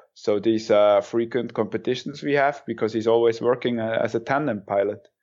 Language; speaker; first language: English; non-native, fluent; German